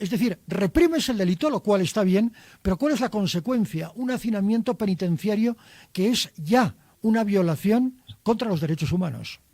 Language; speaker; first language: Spanish; native; Spanish